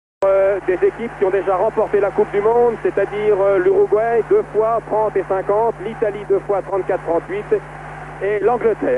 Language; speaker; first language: French; native; French